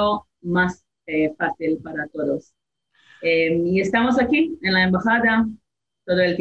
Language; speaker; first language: Spanish; non-native, fluent; Hebrew